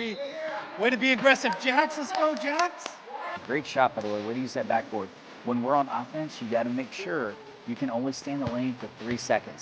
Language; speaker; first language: English; native; English